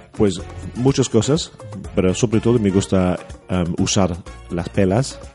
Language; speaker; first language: Spanish; non-native, learner; English